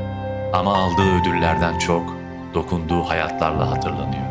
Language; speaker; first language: Turkish; native; Turkish